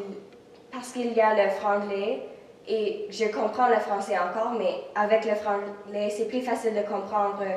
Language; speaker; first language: French; non-native, local second language; English